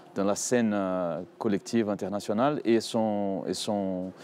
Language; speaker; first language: French; non-native, fluent; Portuguese